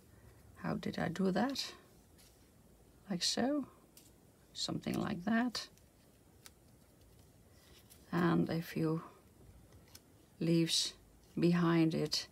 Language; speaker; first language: English; non-native, fluent; Dutch